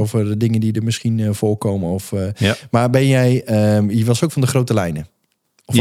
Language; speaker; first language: Dutch; native; Dutch